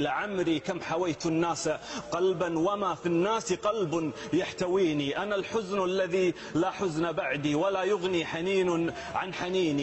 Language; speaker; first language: Arabic; native; Arabic